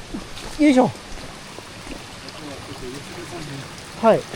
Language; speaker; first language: Japanese; native; Japanese